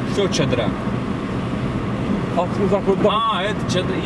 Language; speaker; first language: Russian; non-native, fluent; Arabic